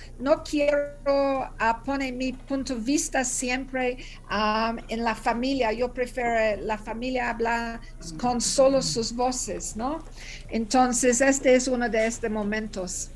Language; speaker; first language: Spanish; non-native, learner; English